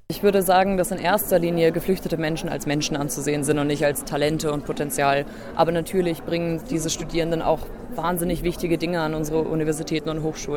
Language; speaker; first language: German; native; German